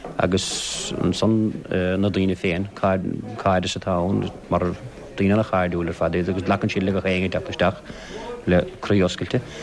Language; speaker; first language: Irish; native; Irish